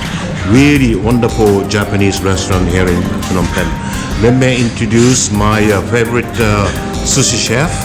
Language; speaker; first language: English; non-native, fluent; Khmer